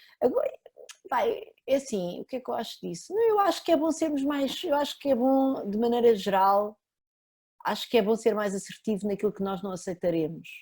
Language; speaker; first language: Portuguese; native; Portuguese